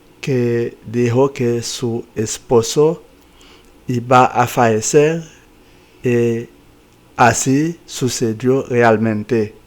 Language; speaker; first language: Spanish; non-native, fluent; Haitian Creole